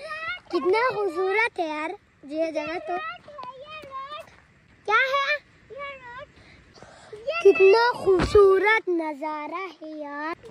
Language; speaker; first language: Hindi; non-native, local second language; Khowar